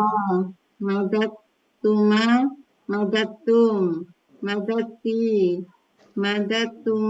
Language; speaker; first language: Arabic; non-native, learner; Indonesian